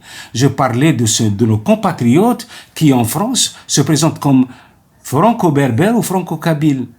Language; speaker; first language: French; non-native, local second language; Arabic